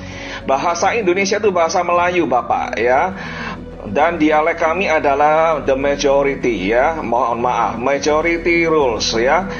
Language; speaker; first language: Indonesian; native; Indonesian